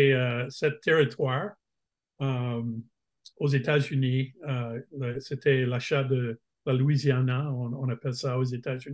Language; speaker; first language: French; non-native, fluent; English